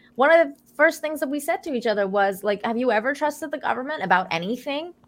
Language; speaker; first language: English; early bilingual, other home language; Persian